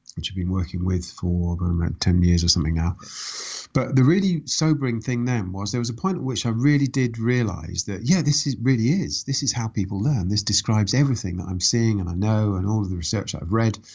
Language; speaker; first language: English; native; English